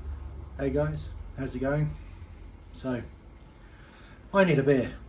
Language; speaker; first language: English; native; English